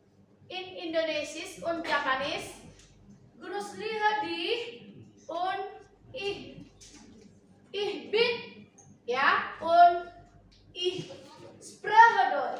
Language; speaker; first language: German; non-native, learner; Indonesian